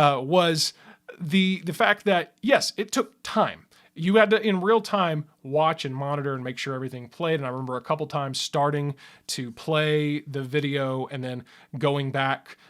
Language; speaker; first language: English; native; English